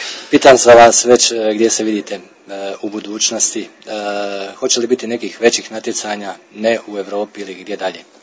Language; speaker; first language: Croatian; native; Croatian